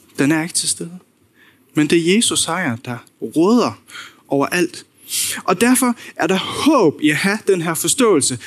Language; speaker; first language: Danish; non-native, local second language; Faroese